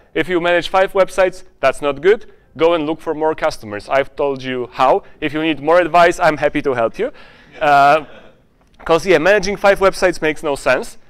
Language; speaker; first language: English; non-native, fluent; Polish